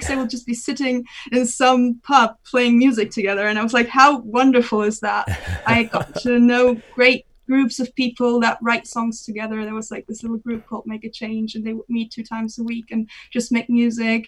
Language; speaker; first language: English; non-native, fluent; German